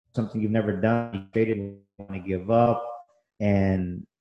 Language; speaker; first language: English; native; English